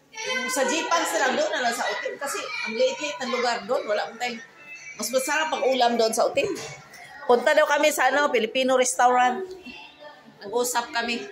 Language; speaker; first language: Filipino; non-native, local second language; Cebuano